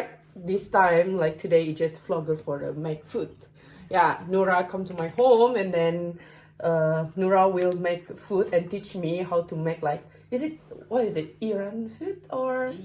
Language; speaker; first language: English; non-native, learner; Indonesian